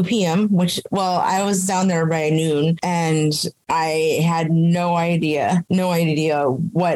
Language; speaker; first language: English; native; English